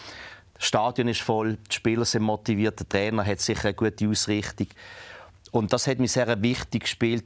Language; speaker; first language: German; native; German